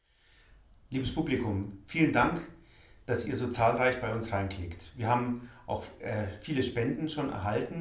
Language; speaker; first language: German; native; German